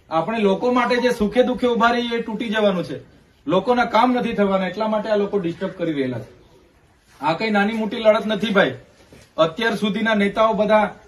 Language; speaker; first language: Gujarati; non-native, local second language; Vasavi